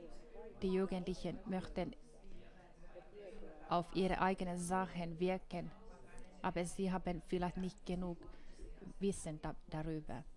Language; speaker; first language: German; non-native, fluent; Finnish